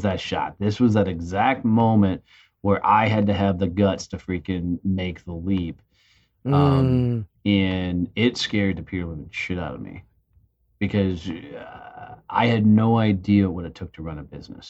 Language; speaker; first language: English; native; English